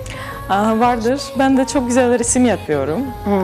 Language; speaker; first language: Turkish; non-native, learner; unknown